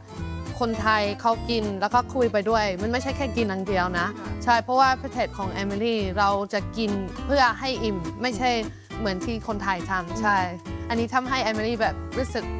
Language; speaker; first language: Thai; non-native, fluent; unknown